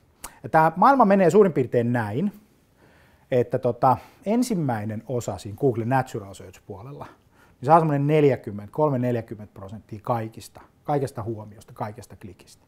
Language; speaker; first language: Finnish; native; Finnish